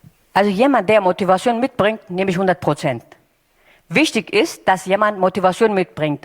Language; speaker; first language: German; non-native, fluent; Turkish